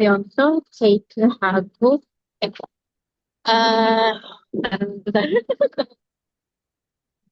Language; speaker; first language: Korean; non-native, learner; Indonesian